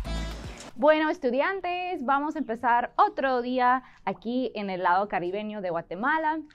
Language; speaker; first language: Spanish; non-native, fluent; English